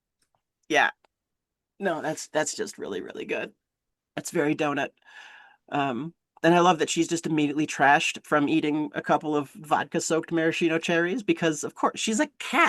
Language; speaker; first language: English; native; English